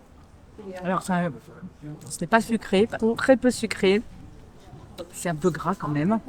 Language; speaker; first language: French; native; French